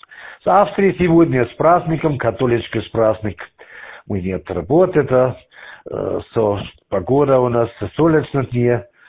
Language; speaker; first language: Russian; non-native, learner; German